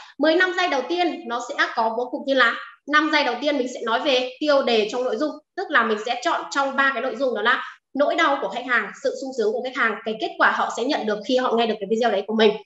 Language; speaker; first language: Vietnamese; non-native, local second language; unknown